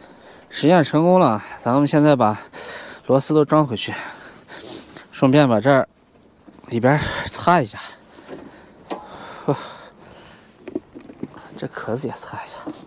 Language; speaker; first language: Chinese; native; Chinese